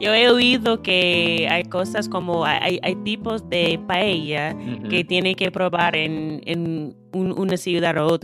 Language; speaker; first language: Spanish; non-native, fluent; English